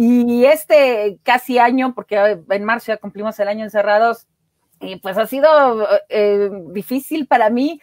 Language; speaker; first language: Spanish; native; Spanish